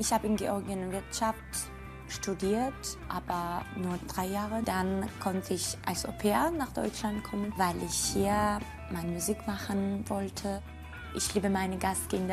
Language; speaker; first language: German; non-native, fluent; Georgian